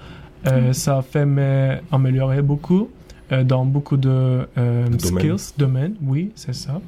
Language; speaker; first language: French; non-native, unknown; Turkish